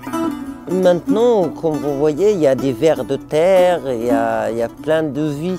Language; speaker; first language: French; non-native, learner; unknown